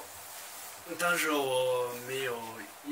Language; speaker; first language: Chinese; non-native, local second language; Tibetan